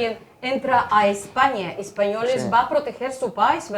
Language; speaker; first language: Spanish; non-native, fluent; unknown